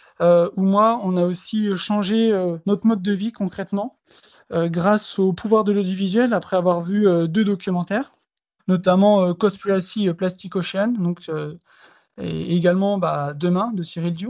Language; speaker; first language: French; native; French